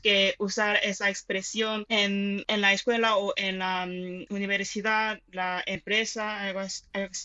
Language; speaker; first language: Spanish; non-native, fluent; Korean